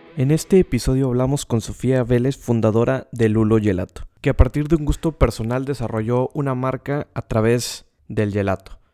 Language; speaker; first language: Spanish; native; Spanish